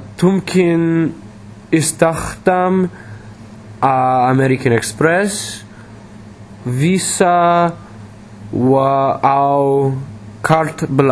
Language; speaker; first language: Arabic; non-native, learner; English